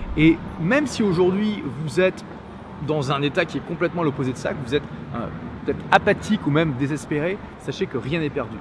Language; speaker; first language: French; native; French